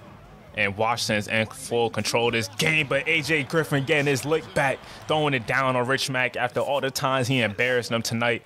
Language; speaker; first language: English; native; English